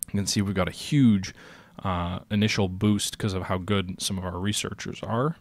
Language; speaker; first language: English; native; English